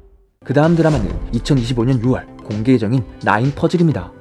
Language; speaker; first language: Korean; native; Korean